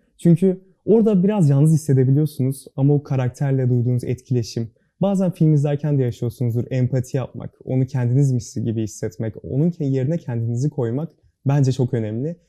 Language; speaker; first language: Turkish; native; Turkish